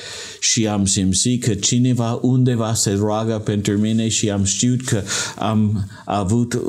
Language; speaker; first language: Romanian; non-native, learner; English